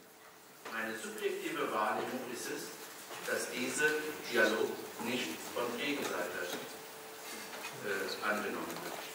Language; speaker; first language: German; early bilingual, other home language; Kurdish